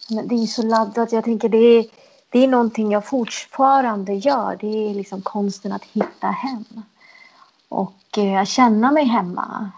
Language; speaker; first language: Swedish; early bilingual, other home language; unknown